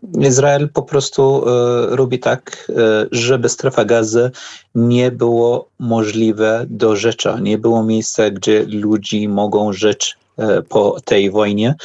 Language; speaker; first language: Polish; non-native, learner; Arabic